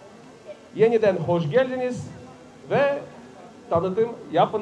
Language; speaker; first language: Turkish; non-native, fluent; Russian